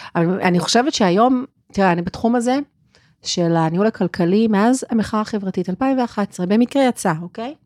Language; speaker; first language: Hebrew; non-native, fluent; English